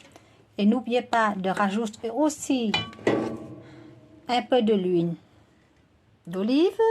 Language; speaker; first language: French; non-native, learner; Vietnamese